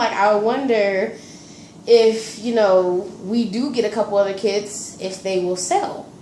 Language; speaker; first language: English; native; English